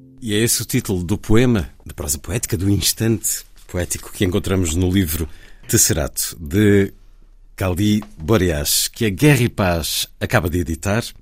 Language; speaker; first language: Portuguese; native; Portuguese